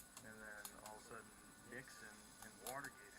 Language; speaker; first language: English; native; English